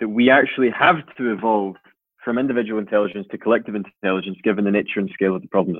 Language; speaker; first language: English; native; English